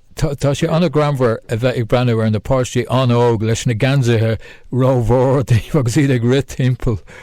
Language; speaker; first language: Irish; non-native, local second language; English